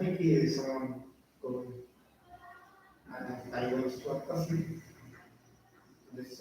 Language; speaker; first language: English; non-native, learner; Portuguese